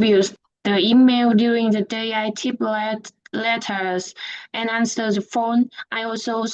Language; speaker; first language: English; non-native, learner; Vietnamese